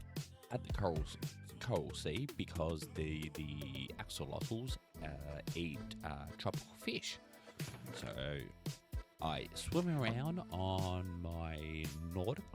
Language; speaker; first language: English; native; English